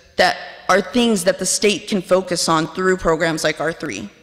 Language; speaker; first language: English; early bilingual, other home language; Spanish